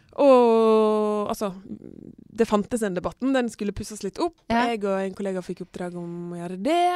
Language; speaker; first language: Norwegian; native; Norwegian